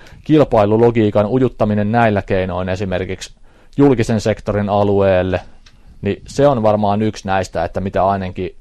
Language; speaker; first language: Finnish; native; Finnish